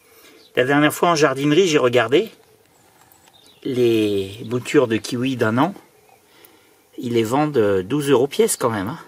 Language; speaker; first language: French; native; French